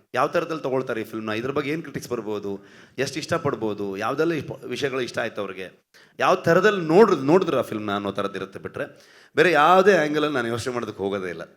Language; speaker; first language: Kannada; native; Kannada